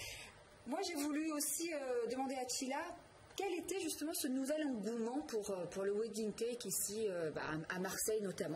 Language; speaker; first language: French; native; French